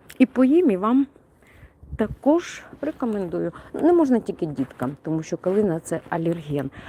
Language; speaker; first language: Ukrainian; non-native, local second language; Russian